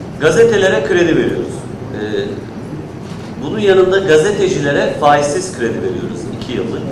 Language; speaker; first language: Turkish; native; Turkish